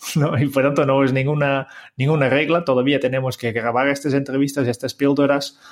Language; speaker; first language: Spanish; non-native, fluent; Dutch